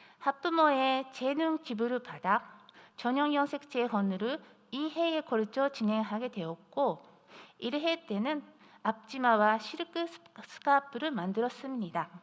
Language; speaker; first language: Korean; non-native, fluent; Japanese